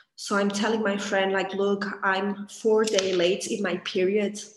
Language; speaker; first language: English; non-native, fluent; Catalan